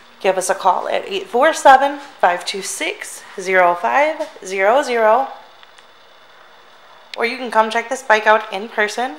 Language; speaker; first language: English; native; English